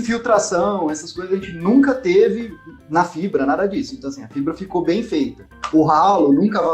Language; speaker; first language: Portuguese; native; Portuguese